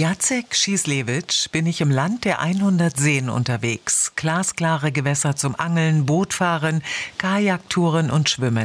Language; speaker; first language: German; native; German